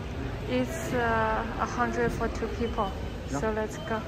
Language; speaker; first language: English; non-native, learner; Chinese